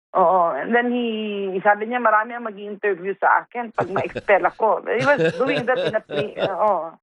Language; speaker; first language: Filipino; non-native, local second language; Waray